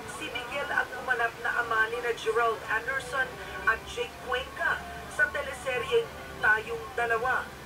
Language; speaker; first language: Filipino; native; Filipino